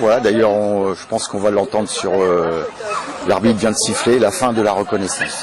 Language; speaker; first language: French; native; French